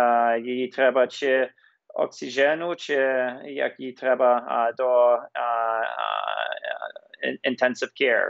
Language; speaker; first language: Ukrainian; early bilingual, heritage; English